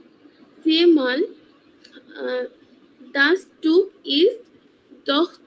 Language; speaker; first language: German; non-native, learner; Bangla